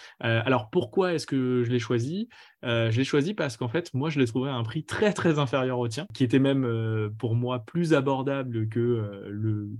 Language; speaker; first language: French; native; French